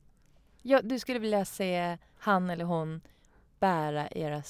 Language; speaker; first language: Swedish; non-native, fluent; Persian